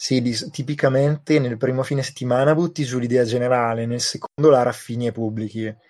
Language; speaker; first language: Italian; native; Italian